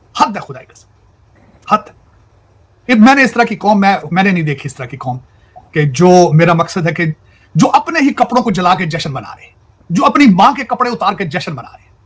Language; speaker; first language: Urdu; non-native, local second language; Punjabi